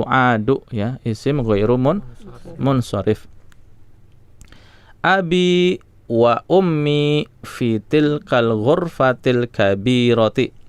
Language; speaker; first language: Arabic; non-native, fluent; Indonesian